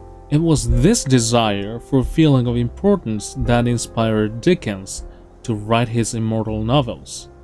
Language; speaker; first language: English; non-native, fluent; Japanese